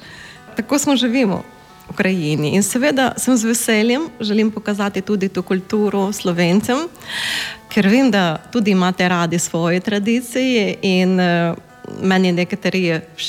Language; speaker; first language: Slovenian; non-native, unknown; Ukrainian